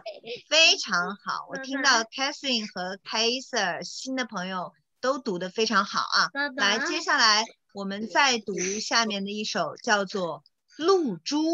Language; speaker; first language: Chinese; native; Chinese